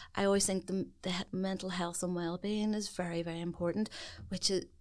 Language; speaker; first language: English; native; English